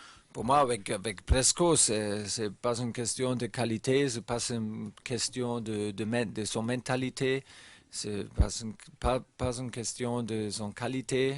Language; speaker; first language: French; non-native, learner; German